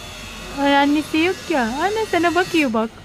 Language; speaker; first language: Turkish; non-native, learner; Filipino